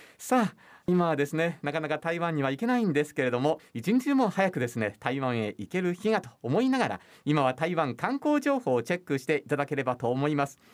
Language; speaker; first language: Japanese; native; Japanese